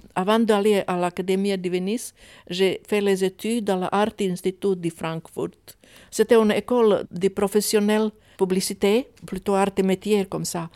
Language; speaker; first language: French; non-native, fluent; Croatian